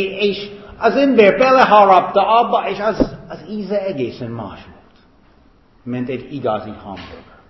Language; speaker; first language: Hungarian; non-native, fluent; English